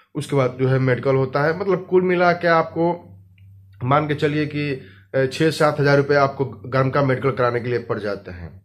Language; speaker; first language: Hindi; native; Hindi